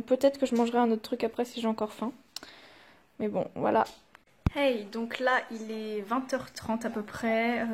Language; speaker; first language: French; native; French